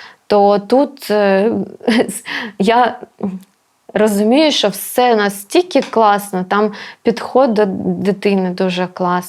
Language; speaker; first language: Ukrainian; non-native, local second language; Russian